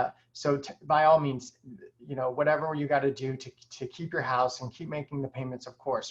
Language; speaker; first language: English; native; English